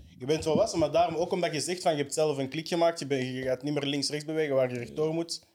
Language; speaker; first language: Dutch; native; Dutch